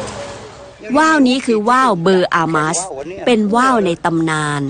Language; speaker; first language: Thai; native; Thai